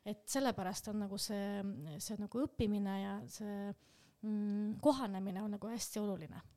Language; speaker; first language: Estonian; non-native, local second language; Russian